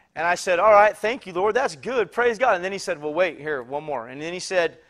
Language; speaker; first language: English; native; English